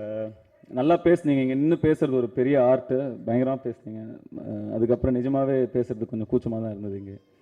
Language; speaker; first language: Tamil; native; Tamil